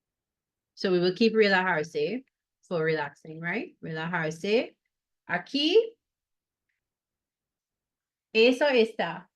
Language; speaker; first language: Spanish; non-native, fluent; English